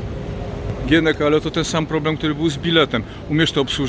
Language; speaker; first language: Polish; native; Polish